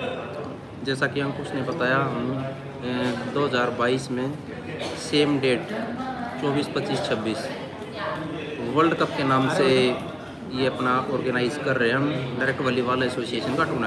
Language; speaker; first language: Hindi; native; Hindi